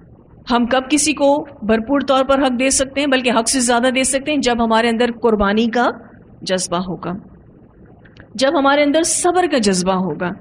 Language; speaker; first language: Urdu; native; Urdu